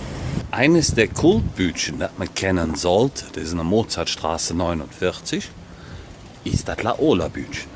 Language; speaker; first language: German; native; German